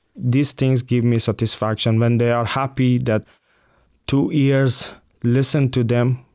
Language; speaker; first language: English; non-native, fluent; Persian